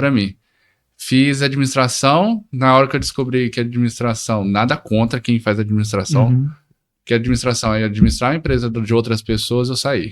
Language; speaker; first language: Portuguese; native; Portuguese